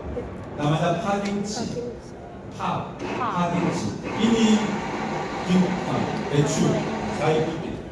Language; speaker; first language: Indonesian; non-native, learner; Korean